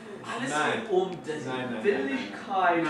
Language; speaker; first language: German; non-native, learner; English